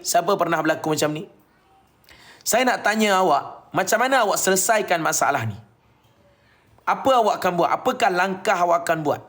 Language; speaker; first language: Malay; native; Malay